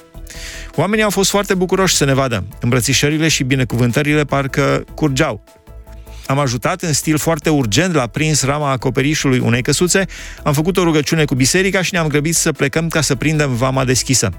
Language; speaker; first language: Romanian; native; Romanian